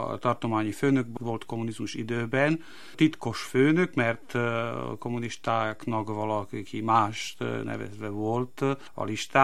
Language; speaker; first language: Hungarian; non-native, local second language; Slovak